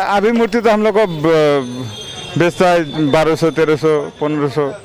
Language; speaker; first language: Hindi; non-native, local second language; Bangla